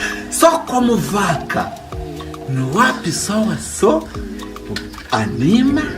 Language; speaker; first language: Portuguese; non-native, learner; Kinyarwanda